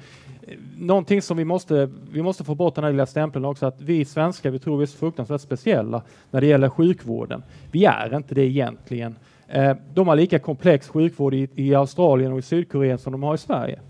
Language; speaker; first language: Swedish; native; Swedish